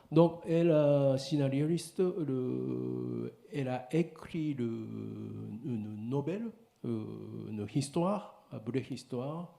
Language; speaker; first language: French; non-native, learner; Japanese